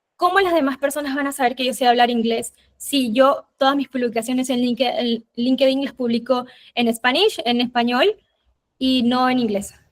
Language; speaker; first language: Spanish; native; Spanish